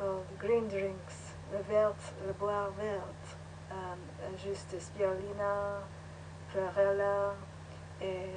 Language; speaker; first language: French; non-native, learner; English